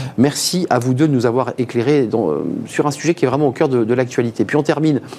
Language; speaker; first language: French; native; French